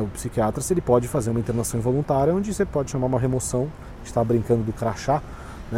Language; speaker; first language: Portuguese; native; Portuguese